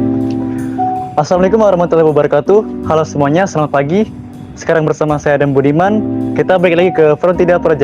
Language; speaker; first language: Indonesian; native; Indonesian